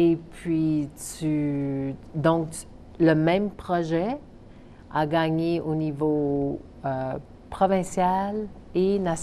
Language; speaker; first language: French; native; French